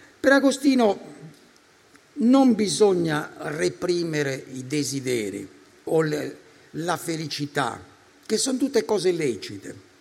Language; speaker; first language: Italian; native; Italian